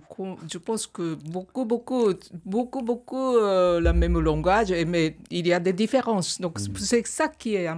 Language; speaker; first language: French; non-native, fluent; Japanese